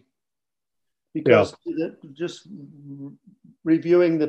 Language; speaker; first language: English; native; English